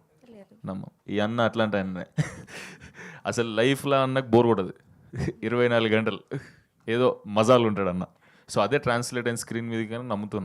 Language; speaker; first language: Telugu; native; Telugu